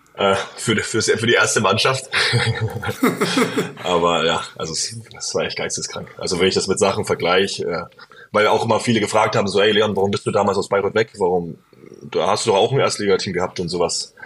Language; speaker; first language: German; native; German